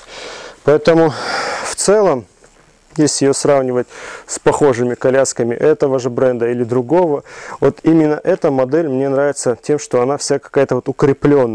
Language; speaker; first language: Russian; native; Russian